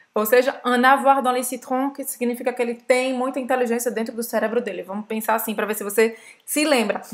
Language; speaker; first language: Portuguese; native; Portuguese